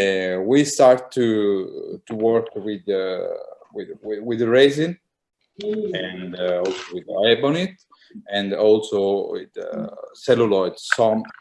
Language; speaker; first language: English; non-native, learner; Italian